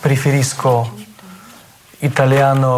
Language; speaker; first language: Italian; non-native, learner; Russian